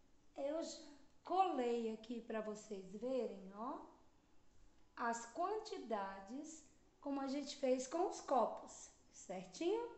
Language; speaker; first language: Portuguese; native; Portuguese